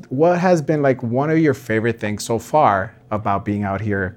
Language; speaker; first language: English; early bilingual, other home language; Spanish